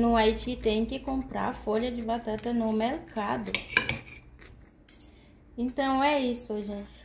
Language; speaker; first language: Portuguese; non-native, fluent; Haitian Creole